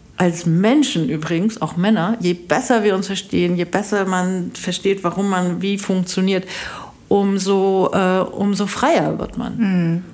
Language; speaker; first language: German; native; German